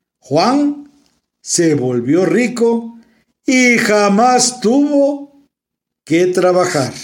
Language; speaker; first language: Spanish; native; Spanish